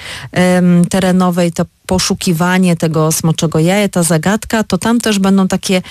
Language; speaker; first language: Polish; native; Polish